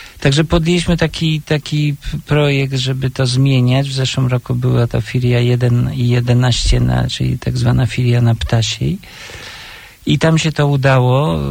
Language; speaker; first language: Polish; native; Polish